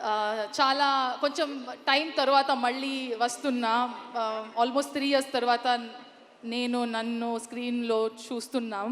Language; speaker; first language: Telugu; non-native, learner; Kannada